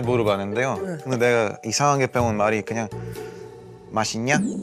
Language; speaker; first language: Korean; non-native, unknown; Bulgarian